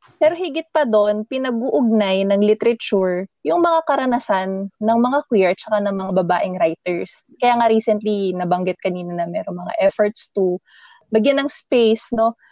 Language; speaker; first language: Filipino; native; Filipino